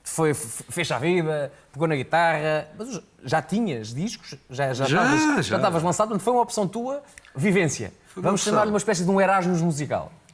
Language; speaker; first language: Portuguese; native; Portuguese